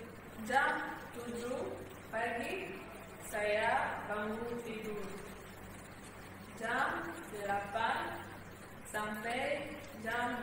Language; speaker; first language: Indonesian; non-native, learner; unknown